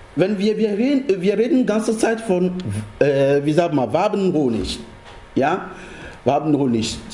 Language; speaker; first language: German; non-native, fluent; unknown